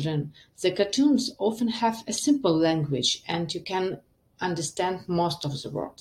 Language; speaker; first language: English; non-native, learner; Ukrainian